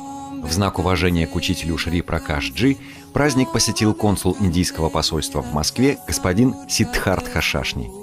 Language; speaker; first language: Russian; native; Russian